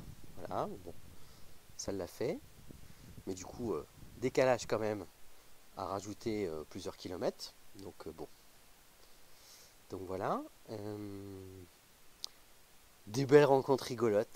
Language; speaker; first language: French; native; French